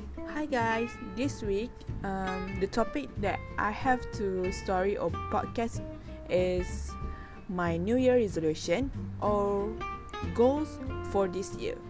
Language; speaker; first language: English; non-native, learner; Malay